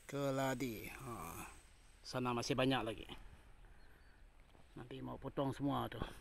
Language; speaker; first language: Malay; non-native, local second language; Iban